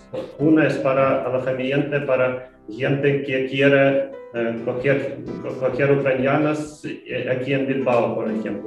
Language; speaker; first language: Spanish; non-native, fluent; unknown